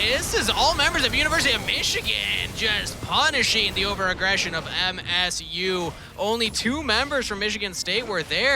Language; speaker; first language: English; native; English